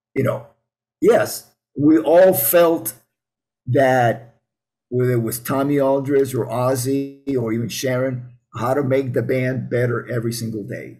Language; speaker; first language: English; early bilingual, other home language; Spanish